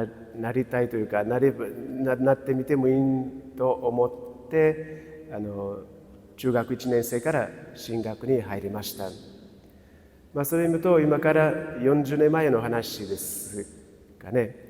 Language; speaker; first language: Japanese; non-native, fluent; Portuguese